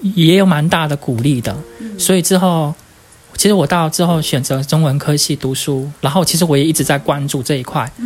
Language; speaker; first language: Chinese; native; Chinese